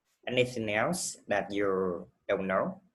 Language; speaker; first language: English; non-native, fluent; Vietnamese